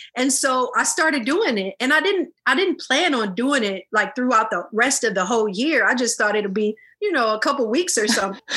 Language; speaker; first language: English; native; English